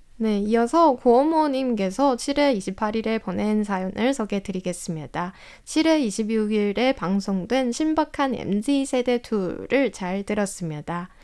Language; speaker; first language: Korean; non-native, fluent; Chinese